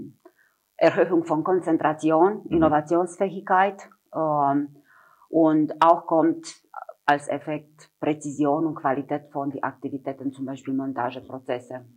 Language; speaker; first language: German; non-native, fluent; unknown